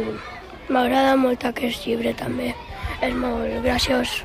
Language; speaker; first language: Catalan; non-native, local second language; Spanish